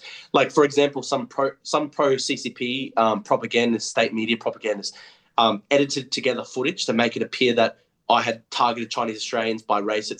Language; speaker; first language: English; native; English